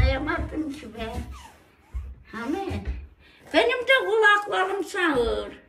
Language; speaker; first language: Turkish; native; Turkish